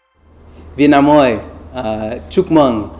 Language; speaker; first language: Vietnamese; non-native, learner; English